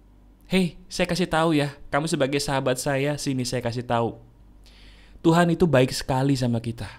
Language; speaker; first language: Indonesian; native; Indonesian